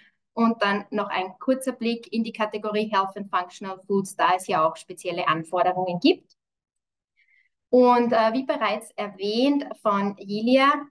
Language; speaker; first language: German; native; German